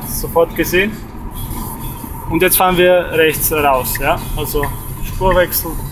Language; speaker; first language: German; native; German